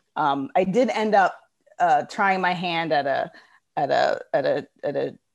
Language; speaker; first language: English; early bilingual, other home language; Ganda